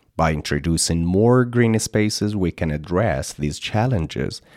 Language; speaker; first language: English; non-native, fluent; Persian